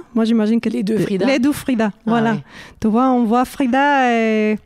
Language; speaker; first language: French; non-native, learner; Spanish